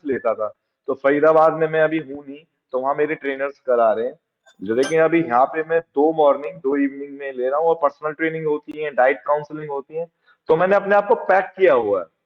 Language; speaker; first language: Hindi; native; Hindi